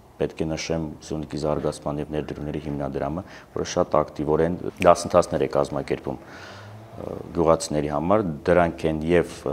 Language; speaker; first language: Armenian; native; Armenian